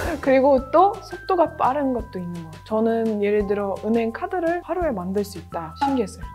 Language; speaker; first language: Korean; non-native, fluent; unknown